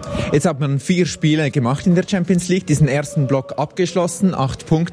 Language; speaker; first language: German; native; German